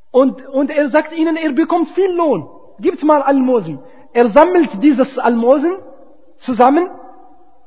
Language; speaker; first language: German; non-native, fluent; Arabic